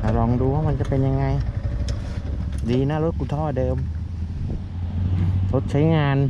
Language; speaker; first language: Thai; native; Thai